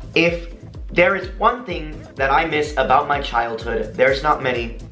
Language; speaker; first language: English; native; English